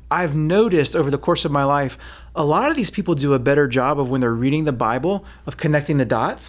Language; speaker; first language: English; native; English